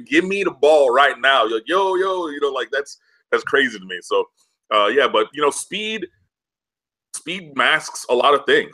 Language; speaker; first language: English; native; English